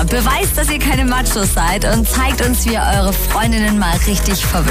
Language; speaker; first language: German; early bilingual, other home language; Turkish